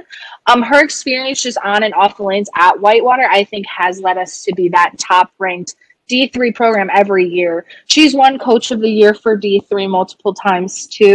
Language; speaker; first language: English; native; English